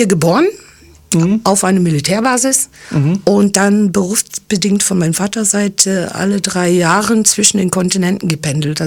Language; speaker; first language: German; early bilingual, other home language; English